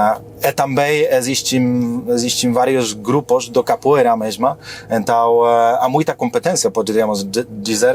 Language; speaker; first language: Portuguese; non-native, fluent; Polish